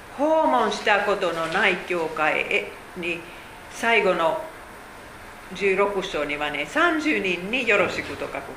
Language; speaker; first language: Japanese; non-native, fluent; Finnish